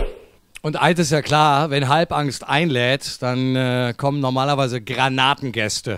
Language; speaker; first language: German; native; German